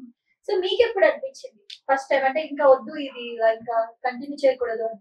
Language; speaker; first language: Telugu; native; Telugu